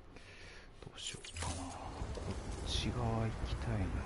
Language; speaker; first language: Japanese; native; Japanese